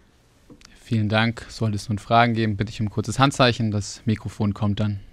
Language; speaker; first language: German; native; German